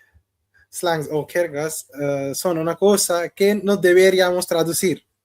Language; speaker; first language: Spanish; non-native, fluent; Hindi